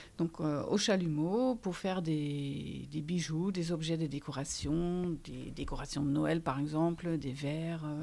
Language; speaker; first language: French; non-native, fluent; Dutch